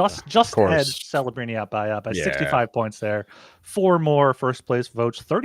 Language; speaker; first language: English; native; English